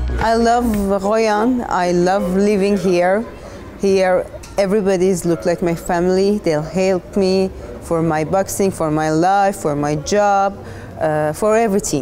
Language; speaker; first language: English; non-native, learner; Persian